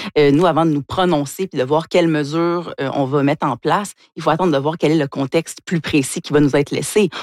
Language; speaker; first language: French; native; French